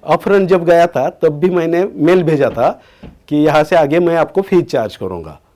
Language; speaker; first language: Hindi; non-native, local second language; Marathi